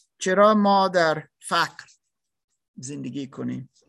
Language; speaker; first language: Persian; non-native, learner; German